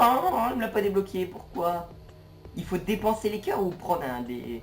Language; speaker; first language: French; native; French